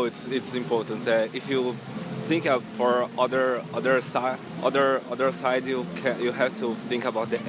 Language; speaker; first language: English; non-native, learner; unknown